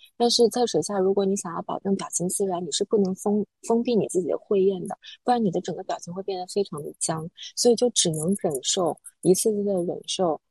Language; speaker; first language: Chinese; native; Chinese